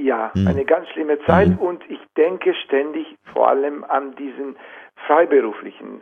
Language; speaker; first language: German; non-native, fluent; Italian